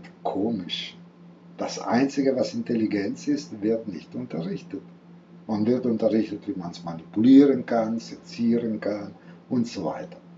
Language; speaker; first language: German; non-native, fluent; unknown